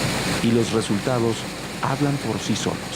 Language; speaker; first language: Spanish; native; Spanish